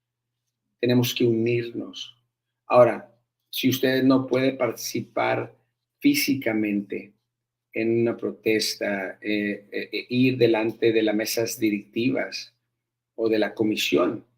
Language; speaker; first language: Spanish; early bilingual, heritage; Spanish